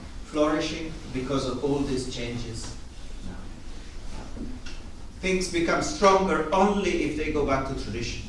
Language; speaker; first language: English; non-native, fluent; Italian